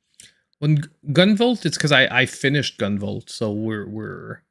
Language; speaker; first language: English; native; English